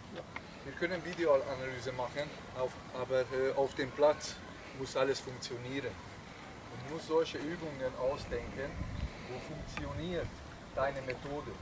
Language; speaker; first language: German; non-native, learner; Hungarian